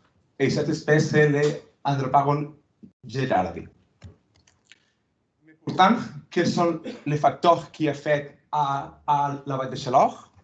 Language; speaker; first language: French; non-native, fluent; Spanish